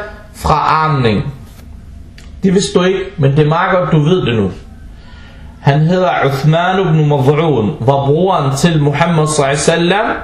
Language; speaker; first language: Danish; non-native, fluent; Arabic